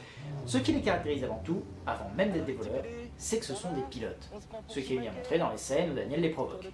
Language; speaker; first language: French; native; French